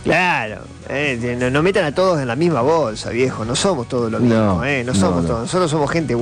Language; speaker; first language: Spanish; native; Spanish